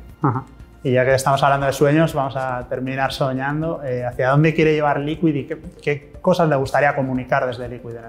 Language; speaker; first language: Spanish; native; Spanish